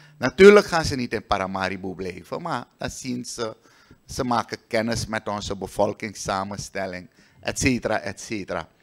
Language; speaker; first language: Dutch; native; Dutch